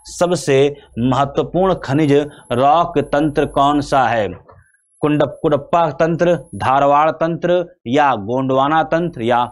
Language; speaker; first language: Hindi; native; Hindi